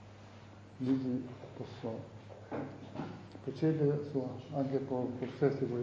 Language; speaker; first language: Italian; non-native, fluent; Tibetan